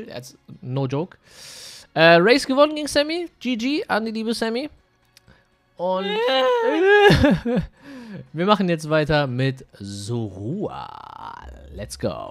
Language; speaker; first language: German; native; German